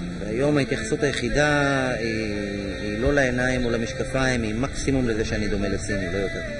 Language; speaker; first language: Hebrew; native; Hebrew